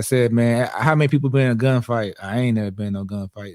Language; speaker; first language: English; native; English